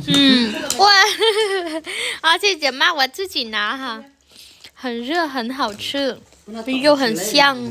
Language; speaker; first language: Chinese; non-native, fluent; Vietnamese